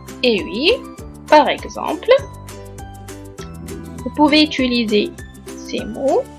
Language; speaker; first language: French; non-native, local second language; Arabic